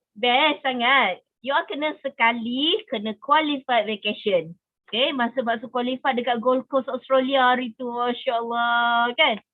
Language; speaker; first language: Malay; native; Malay